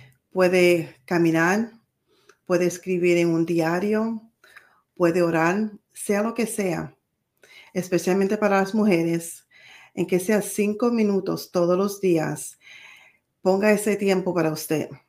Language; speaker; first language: Spanish; early bilingual, heritage; Spanish